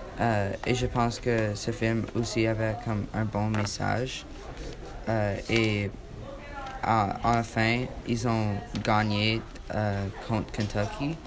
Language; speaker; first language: French; non-native, learner; English